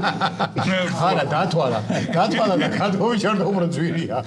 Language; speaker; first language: Georgian; native; Georgian